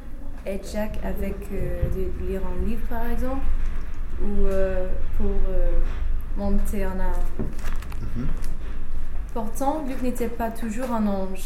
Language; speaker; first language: French; non-native, learner; English